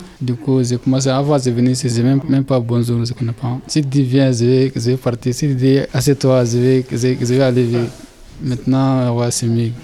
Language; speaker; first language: French; non-native, learner; Bambara